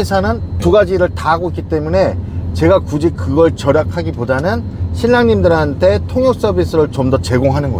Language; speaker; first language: Korean; native; Korean